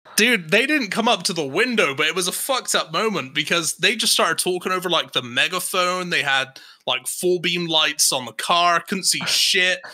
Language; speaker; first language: English; native; English